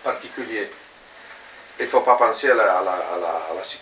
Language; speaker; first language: French; non-native, fluent; Italian